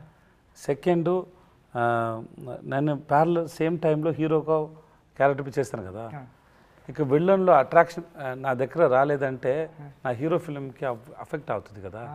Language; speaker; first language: Telugu; non-native, learner; Tamil